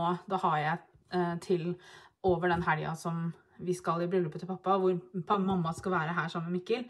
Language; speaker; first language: Norwegian; native; Norwegian